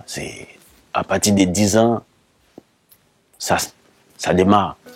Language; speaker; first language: French; non-native, local second language; Haitian Creole